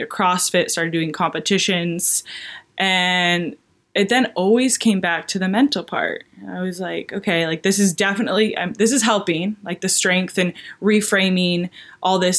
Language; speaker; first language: English; native; English